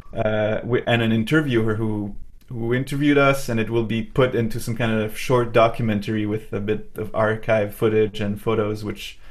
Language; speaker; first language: English; non-native, fluent; French